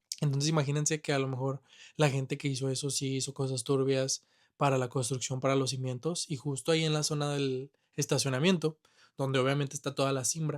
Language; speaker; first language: Spanish; native; Spanish